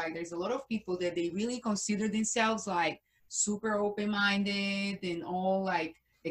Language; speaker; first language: English; non-native, fluent; Portuguese